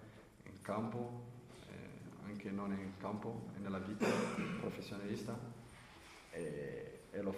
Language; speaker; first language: Italian; non-native, learner; French